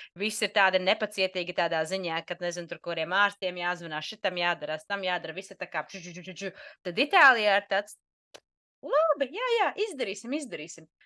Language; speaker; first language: Latvian; native; Latvian